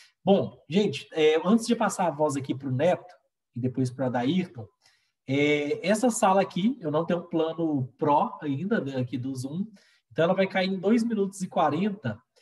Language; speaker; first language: Portuguese; native; Portuguese